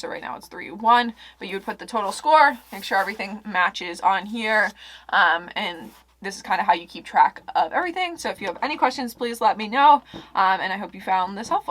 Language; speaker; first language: English; native; English